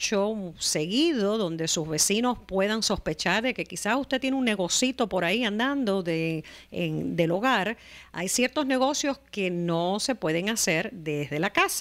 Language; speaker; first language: Spanish; native; Spanish